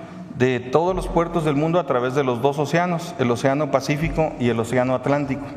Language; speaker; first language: Spanish; native; Spanish